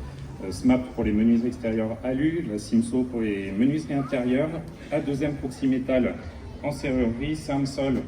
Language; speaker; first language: French; native; French